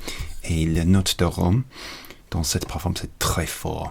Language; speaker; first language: French; non-native, learner; English